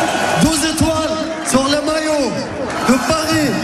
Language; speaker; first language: French; non-native, learner; Arabic